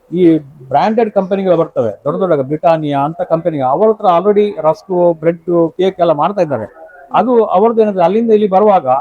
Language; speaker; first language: Kannada; non-native, local second language; Konkani